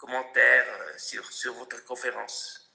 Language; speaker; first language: French; non-native, fluent; Spanish